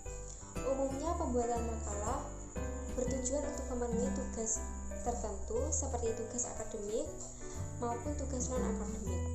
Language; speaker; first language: Indonesian; native; Indonesian